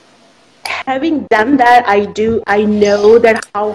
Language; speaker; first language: English; non-native, local second language; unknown